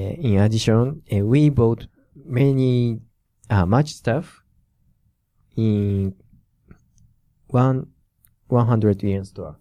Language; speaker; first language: English; non-native, learner; Japanese